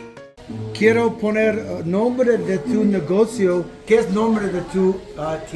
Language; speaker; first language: Spanish; non-native, learner; English